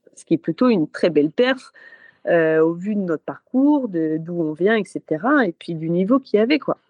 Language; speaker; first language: French; native; French